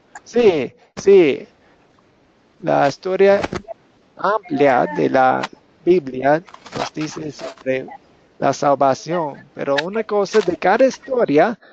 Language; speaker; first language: Spanish; non-native, fluent; English